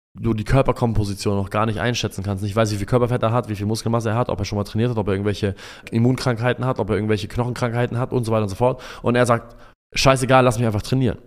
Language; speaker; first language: German; early bilingual, other home language; Arabic